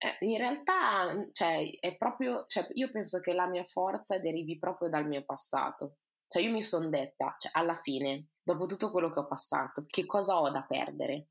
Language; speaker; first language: Italian; early bilingual, other home language; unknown